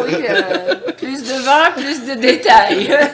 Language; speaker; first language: French; non-native, fluent; Russian